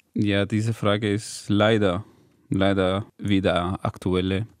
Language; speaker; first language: German; non-native, fluent; Arabic